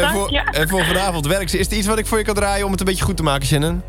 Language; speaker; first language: Dutch; native; Dutch